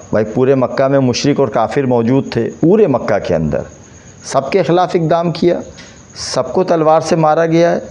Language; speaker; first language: Urdu; native; Urdu